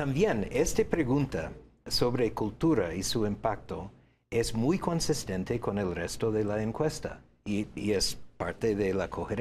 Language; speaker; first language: Spanish; non-native, fluent; English